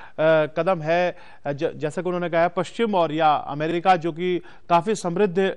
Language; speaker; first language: Hindi; native; Hindi